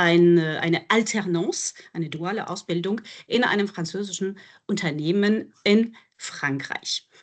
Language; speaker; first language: German; non-native, fluent; French